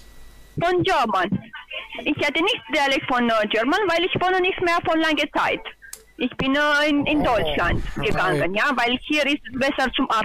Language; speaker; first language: German; non-native, learner; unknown